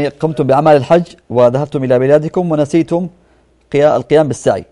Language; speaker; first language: Arabic; native; Arabic